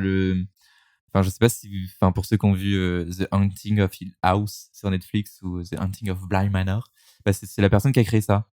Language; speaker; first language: French; native; French